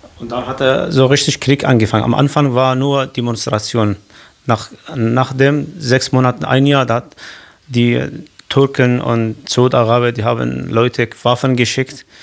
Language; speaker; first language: German; non-native, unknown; Kurdish